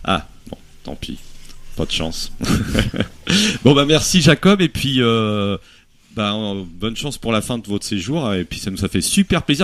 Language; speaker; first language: French; native; French